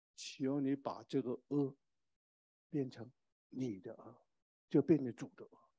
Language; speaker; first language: Chinese; non-native, local second language; Cantonese